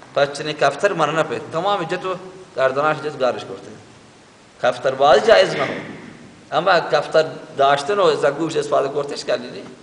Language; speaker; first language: Persian; native; Persian